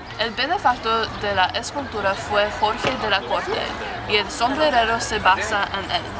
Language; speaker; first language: Spanish; non-native, learner; English